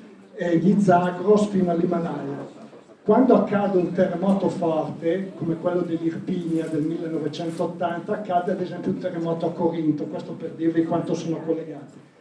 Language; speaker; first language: Italian; native; Italian